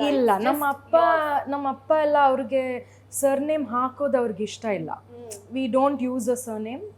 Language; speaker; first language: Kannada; non-native, local second language; Malayalam